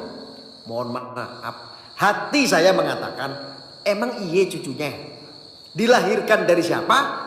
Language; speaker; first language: Indonesian; non-native, local second language; Javanese